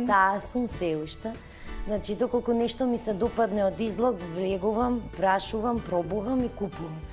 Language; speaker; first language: Macedonian; native; Macedonian